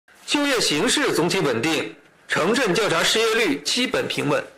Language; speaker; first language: Chinese; native; Chinese